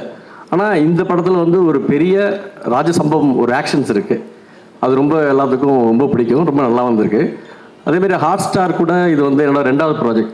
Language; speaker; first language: Tamil; native; Tamil